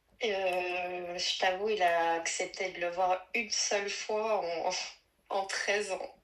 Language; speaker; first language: French; native; French